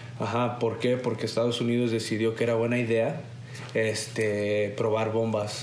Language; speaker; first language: Spanish; early bilingual, heritage; Spanish